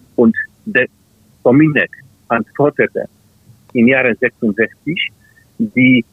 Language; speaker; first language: German; non-native, fluent; Polish